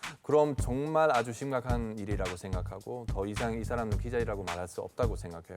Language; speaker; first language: Korean; non-native, fluent; German